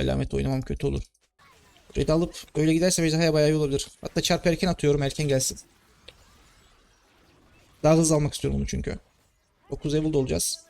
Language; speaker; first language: Turkish; native; Turkish